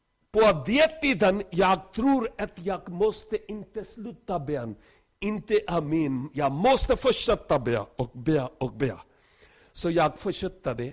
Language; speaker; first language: Swedish; non-native, learner; Urdu